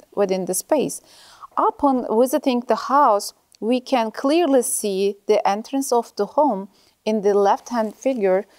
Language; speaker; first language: English; non-native, learner; Turkish